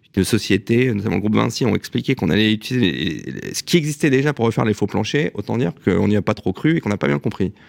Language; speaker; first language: French; native; French